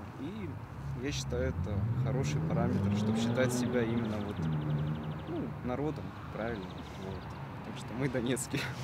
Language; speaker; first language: Russian; native; Russian